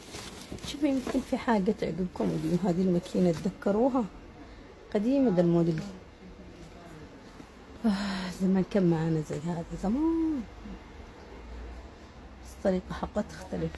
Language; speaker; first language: Arabic; native; Arabic